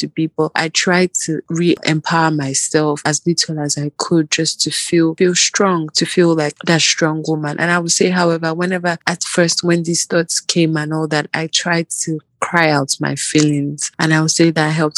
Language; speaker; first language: English; non-native, local second language; Igbo